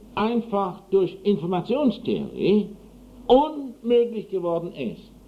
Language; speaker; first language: German; non-native, fluent; English